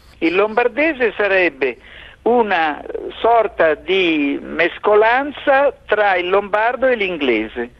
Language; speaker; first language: Italian; native; Italian